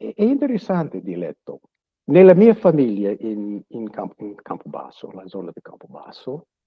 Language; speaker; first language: Italian; early bilingual, other home language; English